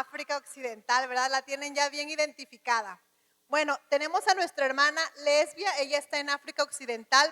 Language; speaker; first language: Spanish; native; Spanish